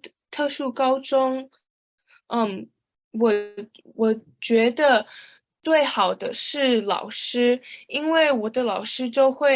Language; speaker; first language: Chinese; early bilingual, heritage; Chinese